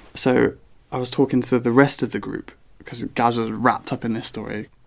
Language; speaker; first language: English; native; English